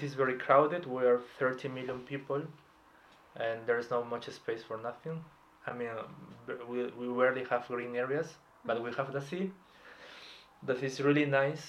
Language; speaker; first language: English; non-native, fluent; Spanish